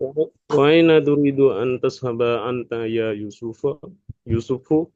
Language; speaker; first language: Arabic; non-native, learner; Indonesian